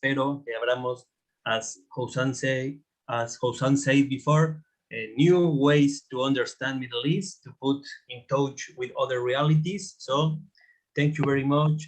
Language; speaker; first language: English; non-native, fluent; Spanish